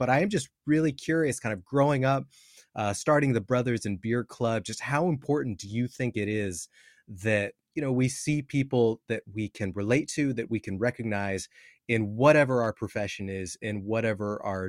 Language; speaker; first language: English; native; English